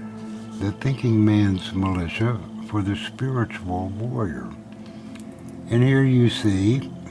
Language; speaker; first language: English; native; English